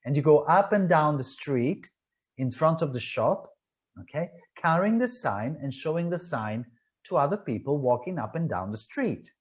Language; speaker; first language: English; non-native, fluent; Italian